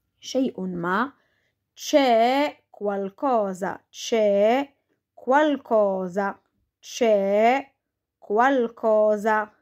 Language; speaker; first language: Italian; non-native, fluent; Arabic